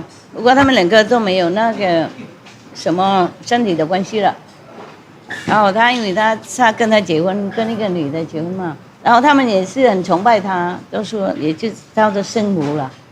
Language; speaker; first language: Chinese; non-native, fluent; Vietnamese